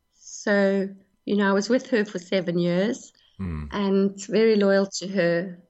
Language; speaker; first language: English; native; English